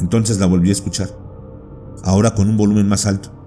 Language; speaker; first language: Spanish; native; Spanish